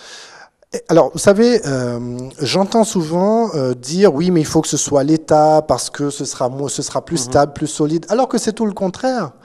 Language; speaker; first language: French; native; French